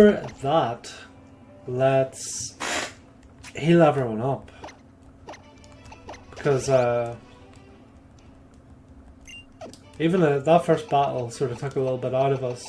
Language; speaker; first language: English; native; English